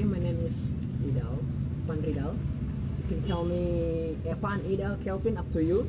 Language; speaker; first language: English; non-native, learner; Indonesian